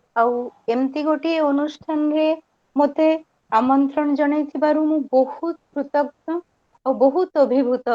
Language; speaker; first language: Odia; non-native, local second language; Bangla